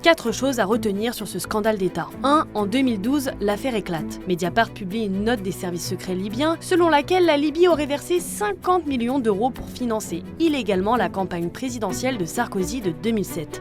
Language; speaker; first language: French; native; French